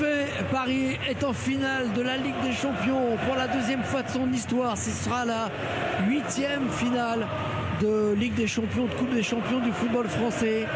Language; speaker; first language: French; native; French